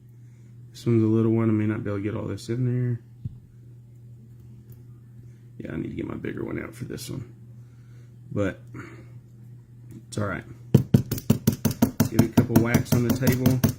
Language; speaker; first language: English; native; English